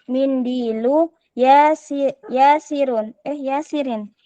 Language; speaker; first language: Arabic; non-native, learner; Indonesian